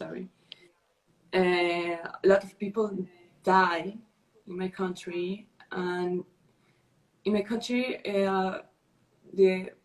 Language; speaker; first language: English; non-native, learner; Spanish